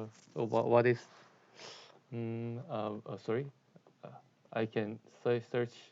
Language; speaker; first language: English; non-native, learner; Korean